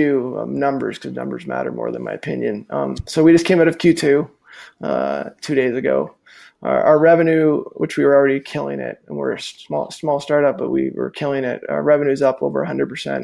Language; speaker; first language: English; native; English